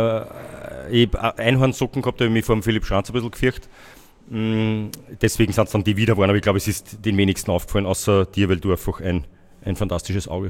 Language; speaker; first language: German; native; German